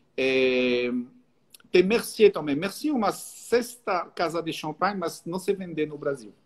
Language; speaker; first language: Portuguese; non-native, fluent; French